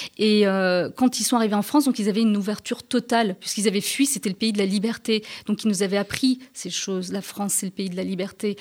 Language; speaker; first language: French; early bilingual, other home language; Turkish